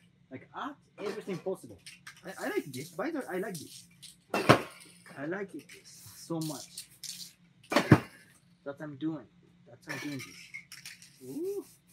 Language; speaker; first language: English; non-native, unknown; Japanese